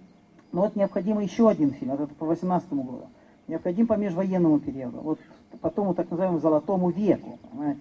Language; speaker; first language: Russian; native; Russian